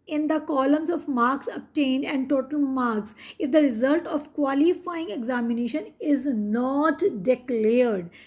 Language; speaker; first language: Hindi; non-native, local second language; Punjabi